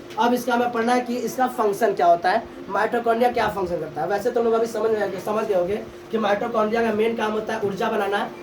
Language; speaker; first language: Hindi; native; Hindi